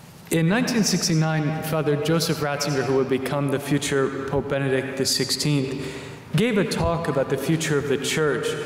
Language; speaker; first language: English; native; English